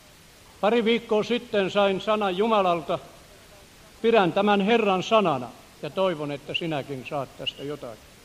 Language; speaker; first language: Finnish; native; Finnish